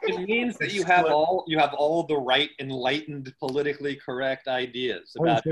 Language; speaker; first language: English; native; English